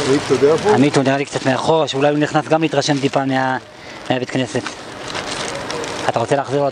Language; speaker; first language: Hebrew; native; Hebrew